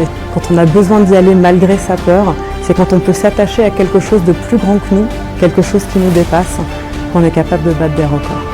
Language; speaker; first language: French; native; French